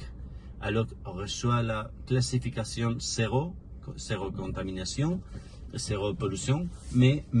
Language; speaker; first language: French; non-native, learner; Spanish